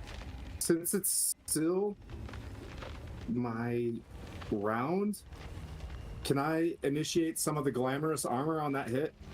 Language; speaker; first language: English; native; English